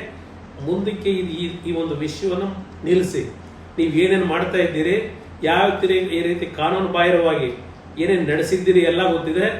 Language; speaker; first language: Kannada; native; Kannada